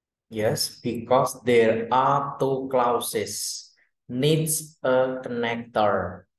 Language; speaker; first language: English; non-native, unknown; Indonesian